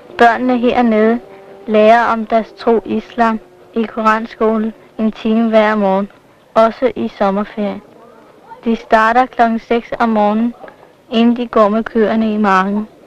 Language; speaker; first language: Danish; early bilingual, other home language; Macedonian